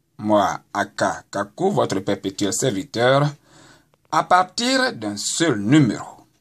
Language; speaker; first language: French; non-native, local second language; Baoulé